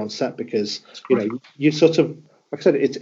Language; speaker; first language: English; native; English